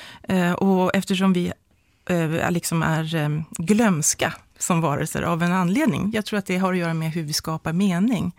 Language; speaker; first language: Swedish; native; Swedish